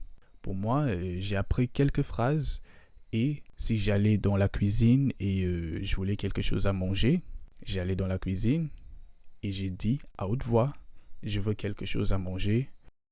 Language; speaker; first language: French; non-native, fluent; English